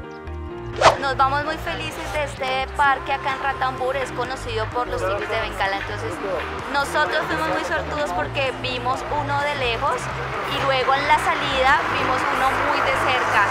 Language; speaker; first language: Spanish; native; Spanish